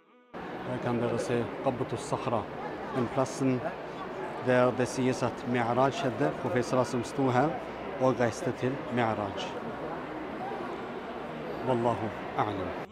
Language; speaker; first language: Norwegian; early bilingual, other home language; Urdu